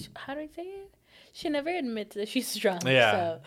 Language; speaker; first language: English; non-native, fluent; Portuguese